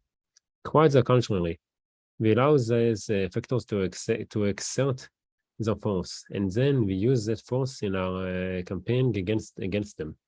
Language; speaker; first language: English; non-native, learner; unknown